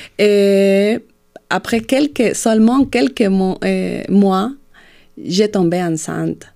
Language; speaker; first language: French; non-native, fluent; Spanish